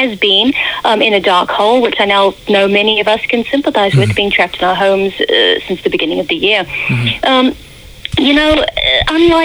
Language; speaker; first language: English; native; English